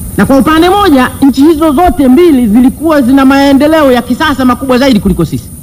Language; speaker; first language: Swahili; non-native, local second language; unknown